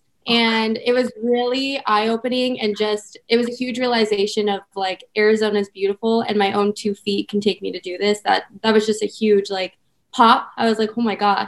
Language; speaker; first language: English; native; English